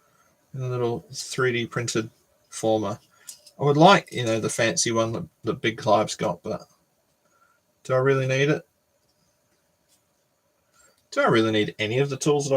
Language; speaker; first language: English; native; English